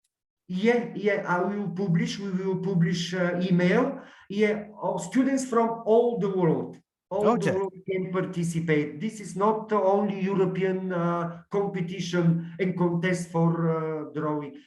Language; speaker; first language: English; non-native, learner; Bulgarian